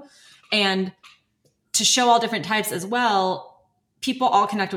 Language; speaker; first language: English; native; English